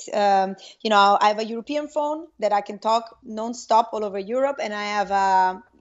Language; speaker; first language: English; non-native, fluent; Italian